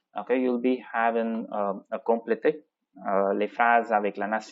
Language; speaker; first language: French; non-native, fluent; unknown